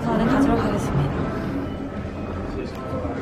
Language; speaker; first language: Korean; native; Korean